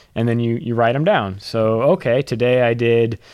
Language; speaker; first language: English; native; English